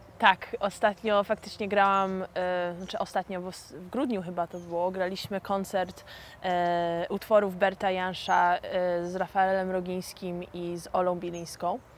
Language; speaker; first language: Polish; early bilingual, heritage; English